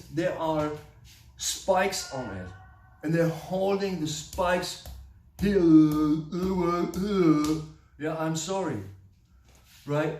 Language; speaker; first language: English; non-native, fluent; German